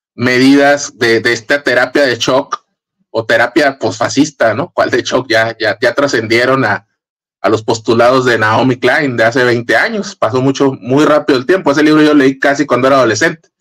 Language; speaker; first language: Spanish; native; Spanish